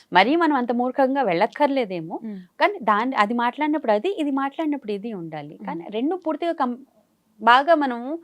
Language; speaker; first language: Telugu; native; Telugu